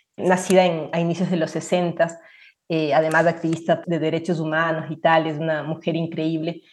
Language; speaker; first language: Spanish; native; Spanish